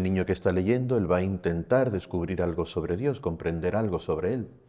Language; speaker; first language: Spanish; native; Spanish